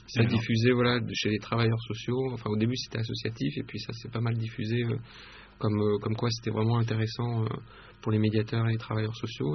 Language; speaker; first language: French; native; French